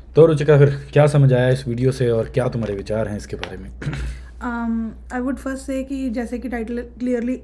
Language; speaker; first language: Hindi; native; Hindi